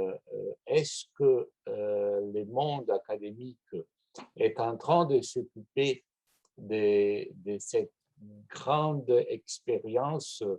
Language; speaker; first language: French; non-native, fluent; Portuguese